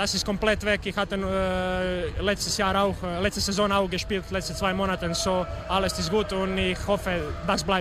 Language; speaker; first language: German; non-native, learner; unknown